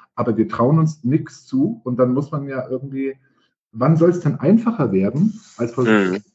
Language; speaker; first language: German; native; German